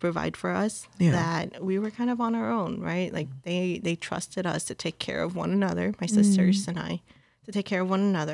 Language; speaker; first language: English; early bilingual, other home language; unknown